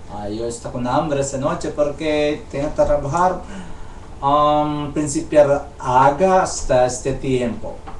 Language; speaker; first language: Spanish; non-native, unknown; Chavacano